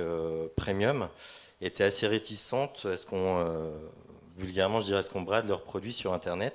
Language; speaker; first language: French; native; French